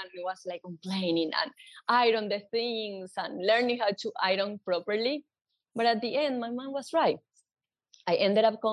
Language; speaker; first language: English; non-native, fluent; Spanish